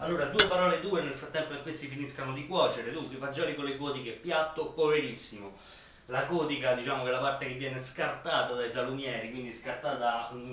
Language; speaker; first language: Italian; native; Italian